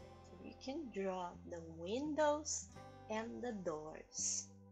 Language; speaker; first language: English; non-native, fluent; Portuguese